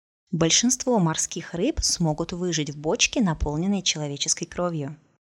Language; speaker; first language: Russian; native; Russian